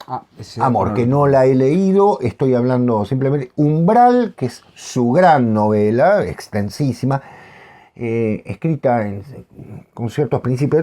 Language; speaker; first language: Spanish; native; Spanish